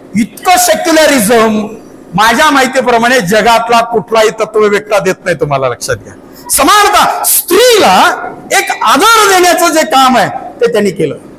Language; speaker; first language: Marathi; non-native, local second language; Kannada